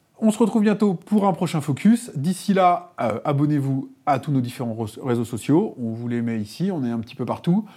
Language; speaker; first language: French; native; French